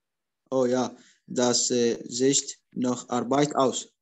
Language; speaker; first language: German; non-native, learner; Arabic